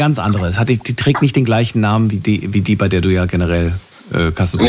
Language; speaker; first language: German; native; German